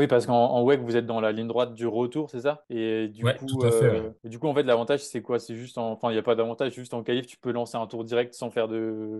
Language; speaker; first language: French; native; French